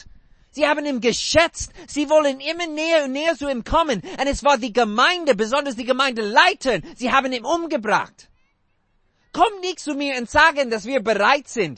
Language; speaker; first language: German; non-native, fluent; English